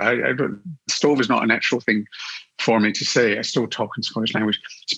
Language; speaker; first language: English; native; English